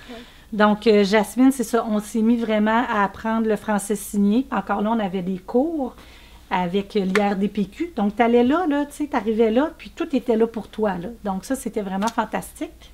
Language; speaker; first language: French; native; French